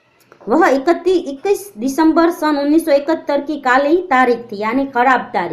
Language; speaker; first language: Hindi; non-native, local second language; Gujarati